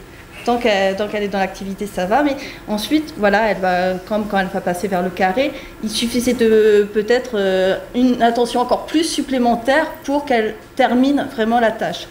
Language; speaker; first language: French; native; French